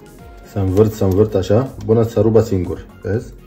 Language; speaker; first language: Romanian; non-native, learner; Arabic